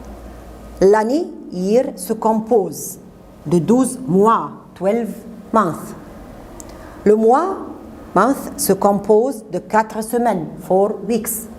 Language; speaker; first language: French; non-native, fluent; Arabic